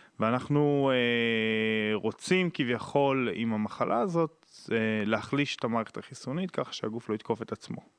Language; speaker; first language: Hebrew; native; Hebrew